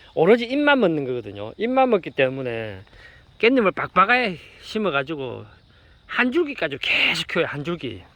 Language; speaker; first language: Korean; native; Korean